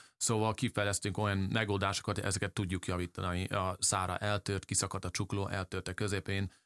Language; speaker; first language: Hungarian; early bilingual, heritage; English